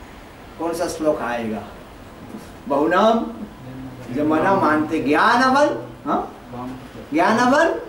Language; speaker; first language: Hindi; non-native, learner; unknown